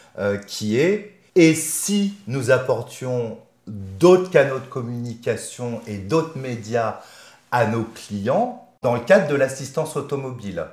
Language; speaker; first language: French; native; French